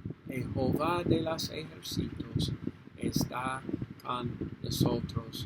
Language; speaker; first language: Spanish; non-native, learner; English